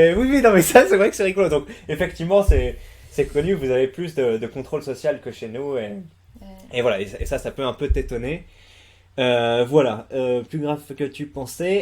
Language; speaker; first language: French; native; French